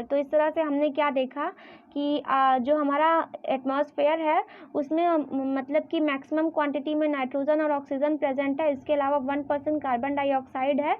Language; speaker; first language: Hindi; native; Hindi